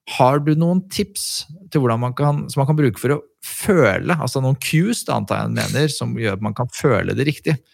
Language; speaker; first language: Norwegian; native; Norwegian